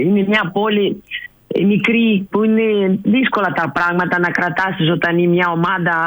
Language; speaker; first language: Greek; non-native, learner; Russian